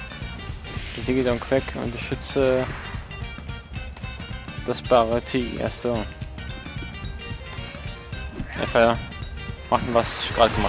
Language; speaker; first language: German; native; German